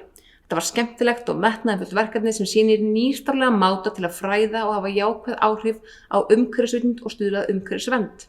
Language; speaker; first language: Icelandic; native; Icelandic